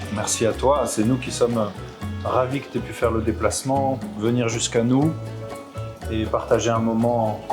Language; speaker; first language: French; native; French